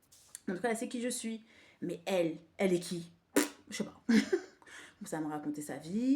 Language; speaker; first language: French; native; French